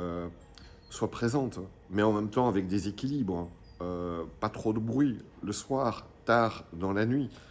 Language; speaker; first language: French; native; French